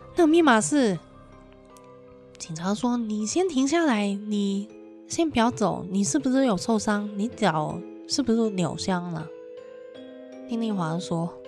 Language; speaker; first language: Chinese; non-native, fluent; Cantonese